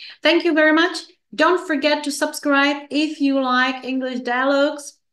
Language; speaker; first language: English; non-native, fluent; Czech